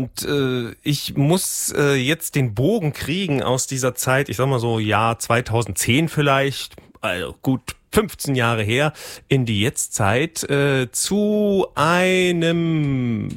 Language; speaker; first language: German; native; German